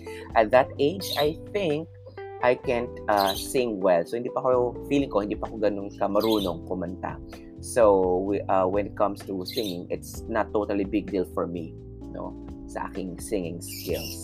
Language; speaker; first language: English; non-native, local second language; Filipino